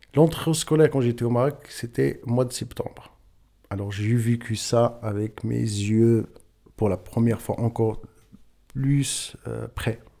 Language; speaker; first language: French; non-native, local second language; Tachelhit